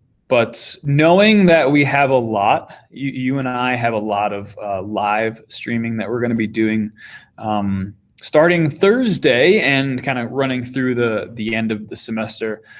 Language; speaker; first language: English; native; English